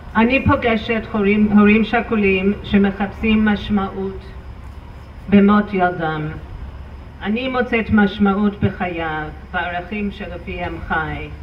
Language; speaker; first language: Hebrew; non-native, fluent; English